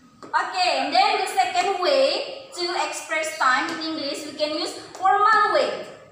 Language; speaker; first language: English; non-native, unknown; Indonesian